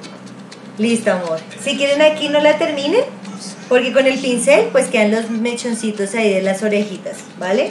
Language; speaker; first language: Spanish; native; Spanish